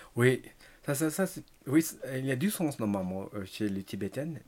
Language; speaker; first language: French; non-native, learner; Tibetan